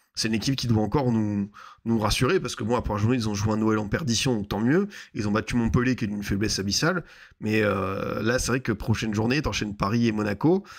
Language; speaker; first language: French; native; French